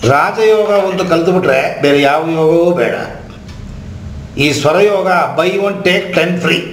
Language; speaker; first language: Kannada; native; Kannada